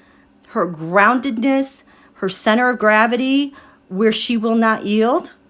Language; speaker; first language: English; native; English